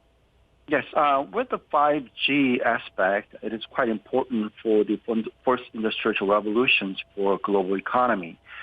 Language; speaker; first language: English; non-native, fluent; Korean